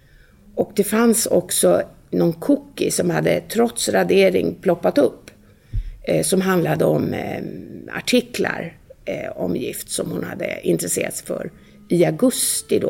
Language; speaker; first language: Swedish; native; Swedish